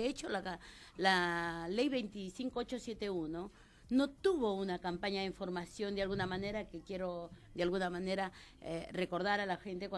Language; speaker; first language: Spanish; native; Spanish